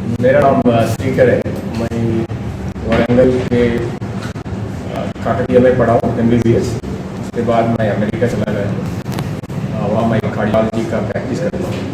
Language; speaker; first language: Hindi; non-native, local second language; Telugu